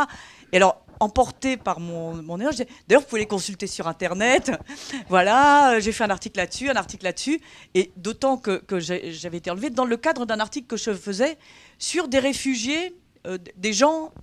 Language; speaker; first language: French; native; French